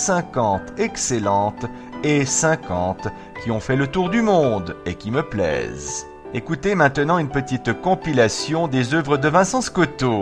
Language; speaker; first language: French; native; French